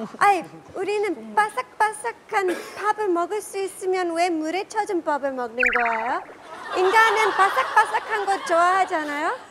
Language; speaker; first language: Korean; non-native, fluent; English